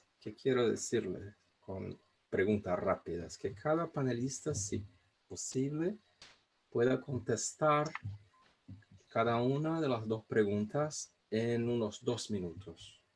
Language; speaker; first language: Spanish; non-native, fluent; Portuguese